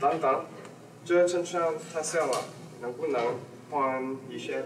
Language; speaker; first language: Chinese; non-native, learner; English